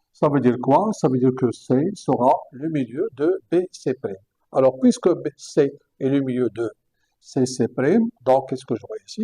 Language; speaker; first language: French; non-native, local second language; Arabic